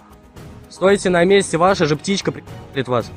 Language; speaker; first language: Russian; native; Russian